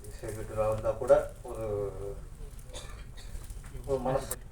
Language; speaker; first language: Tamil; native; Tamil